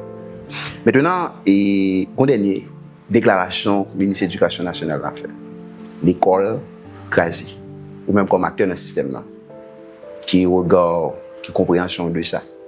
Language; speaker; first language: Haitian Creole; native; Haitian Creole